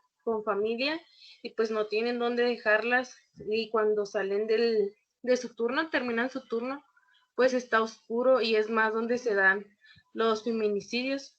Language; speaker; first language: Spanish; native; Spanish